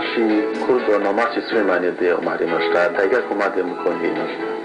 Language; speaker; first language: Japanese; non-native, learner; Kurdish